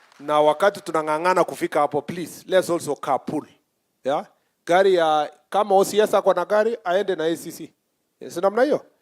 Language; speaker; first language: Swahili; non-native, local second language; Kalenjin